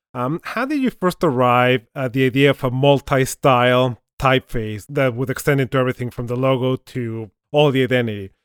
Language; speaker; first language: English; non-native, fluent; Spanish